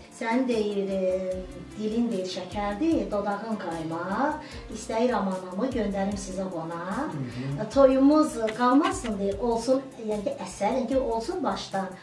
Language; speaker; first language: Azerbaijani; non-native, local second language; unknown